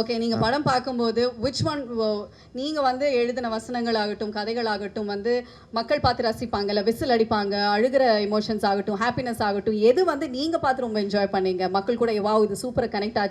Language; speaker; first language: Tamil; native; Tamil